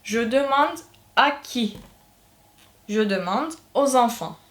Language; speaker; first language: French; non-native, fluent; Turkish